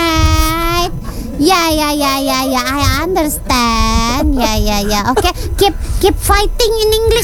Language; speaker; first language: English; non-native, learner; Indonesian